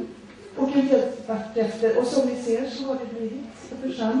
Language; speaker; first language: Swedish; early bilingual, other home language; Portuguese